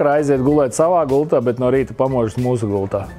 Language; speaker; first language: Latvian; native; Latvian